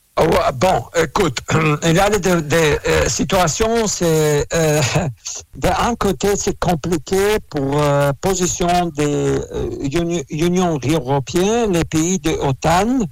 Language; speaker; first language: French; non-native, learner; Russian